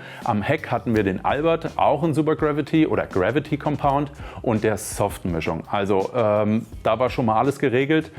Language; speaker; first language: German; native; German